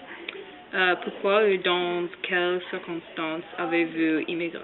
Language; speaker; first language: French; non-native, learner; English